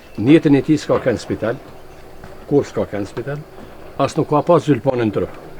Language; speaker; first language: Albanian; native; Albanian